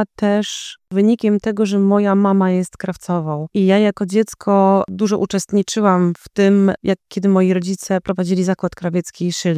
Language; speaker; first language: Polish; native; Polish